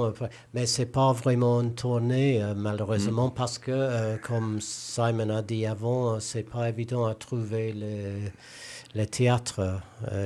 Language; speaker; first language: French; non-native, learner; English